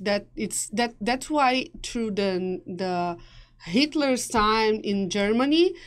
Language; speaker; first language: English; non-native, fluent; Portuguese